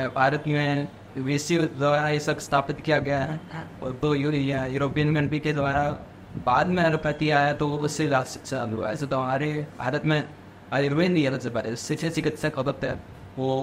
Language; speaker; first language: Hindi; native; Hindi